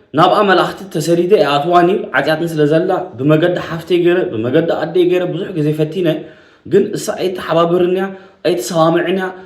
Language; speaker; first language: Tigrinya; early bilingual, heritage; Tigrinya